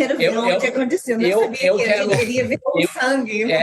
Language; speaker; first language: Portuguese; non-native, learner; English